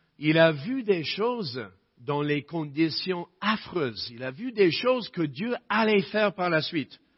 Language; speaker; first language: French; non-native, fluent; English